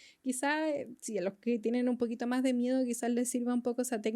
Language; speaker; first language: Spanish; native; Spanish